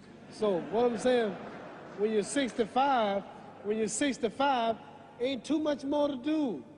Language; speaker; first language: English; native; English